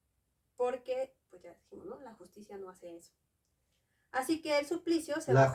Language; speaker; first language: Spanish; native; Spanish